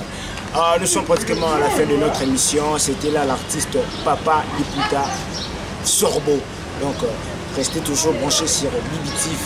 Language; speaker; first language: French; non-native, local second language; Lingala